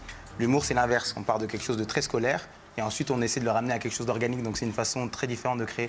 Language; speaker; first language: French; native; French